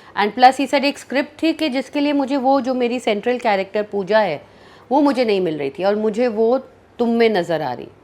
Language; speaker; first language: Hindi; early bilingual, heritage; Hindi